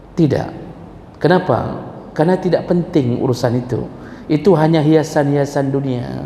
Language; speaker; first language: Malay; non-native, local second language; Achinese